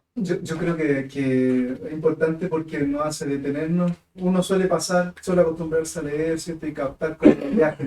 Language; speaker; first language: Spanish; native; Spanish